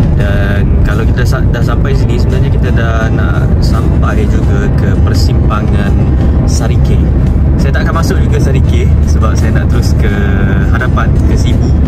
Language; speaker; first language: Malay; native; Malay